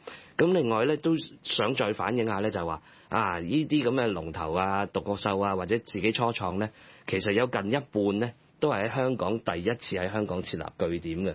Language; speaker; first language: Cantonese; native; Cantonese